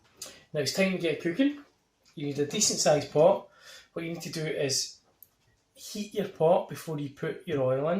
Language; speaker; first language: English; native; English